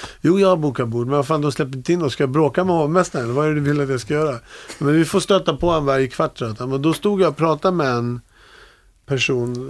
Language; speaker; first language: Swedish; early bilingual, other home language; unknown